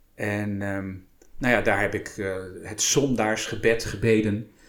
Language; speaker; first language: Dutch; native; Dutch